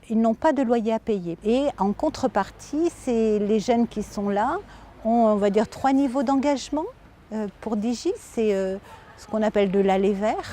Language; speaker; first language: French; native; French